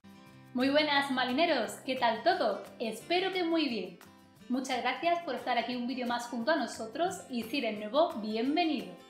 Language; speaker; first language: Spanish; native; Spanish